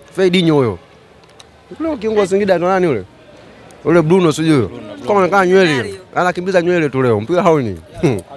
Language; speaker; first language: Swahili; native; Swahili